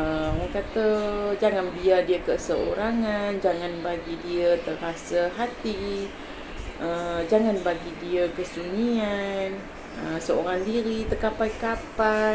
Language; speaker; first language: Malay; native; Malay